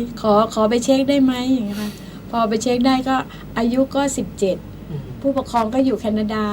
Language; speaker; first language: Thai; native; Thai